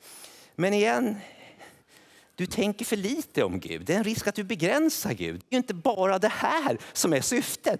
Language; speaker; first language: Swedish; native; Swedish